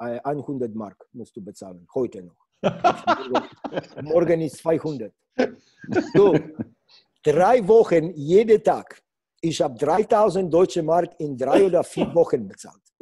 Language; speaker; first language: German; non-native, learner; Polish